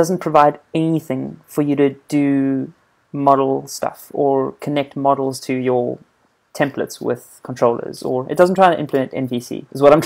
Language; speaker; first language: English; native; English